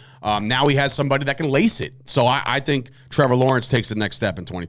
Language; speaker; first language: English; native; English